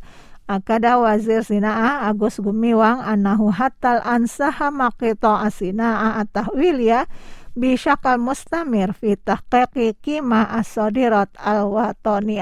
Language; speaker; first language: Arabic; non-native, fluent; Indonesian